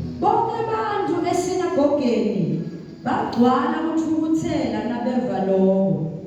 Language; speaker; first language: Zulu; non-native, local second language; Swati